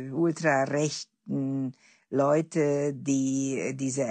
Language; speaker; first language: German; non-native, fluent; Hungarian